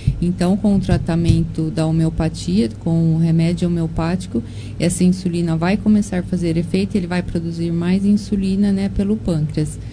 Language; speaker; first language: Portuguese; native; Portuguese